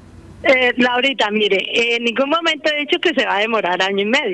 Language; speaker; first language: Spanish; native; Spanish